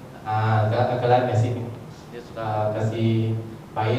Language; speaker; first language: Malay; non-native, local second language; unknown